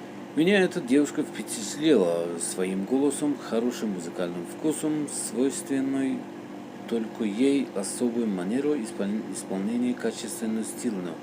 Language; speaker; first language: Russian; non-native, local second language; Tajik